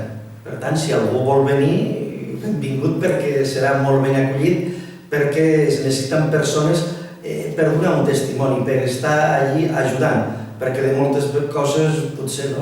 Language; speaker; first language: Catalan; non-native, local second language; Spanish